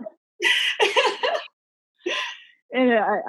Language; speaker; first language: English; native; English